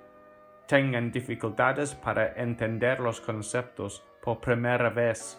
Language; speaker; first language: Spanish; non-native, fluent; English